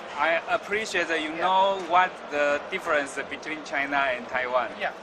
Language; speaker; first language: English; non-native, learner; Chinese